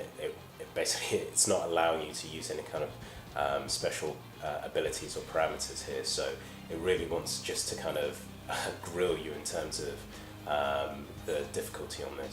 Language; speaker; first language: English; native; English